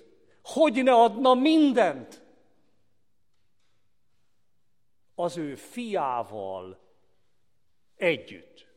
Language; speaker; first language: Hungarian; native; Hungarian